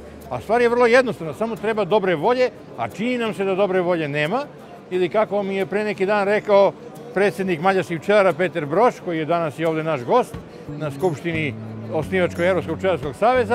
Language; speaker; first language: Serbian; native; Serbian